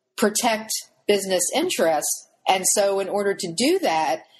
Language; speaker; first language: English; native; English